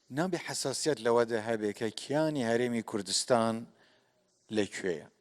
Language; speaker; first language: Central Kurdish; non-native, local second language; Kurdish